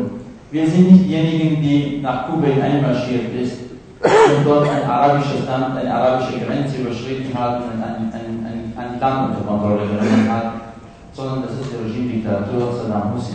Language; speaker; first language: German; non-native, fluent; Kurdish